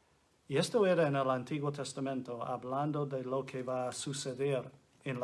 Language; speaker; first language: Spanish; non-native, fluent; English